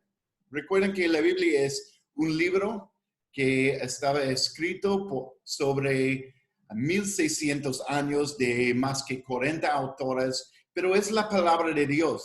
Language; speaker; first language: Spanish; non-native, fluent; English